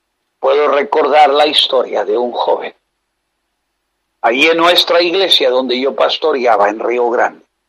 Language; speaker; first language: Spanish; native; Spanish